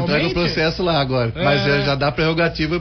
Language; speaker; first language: Portuguese; native; Portuguese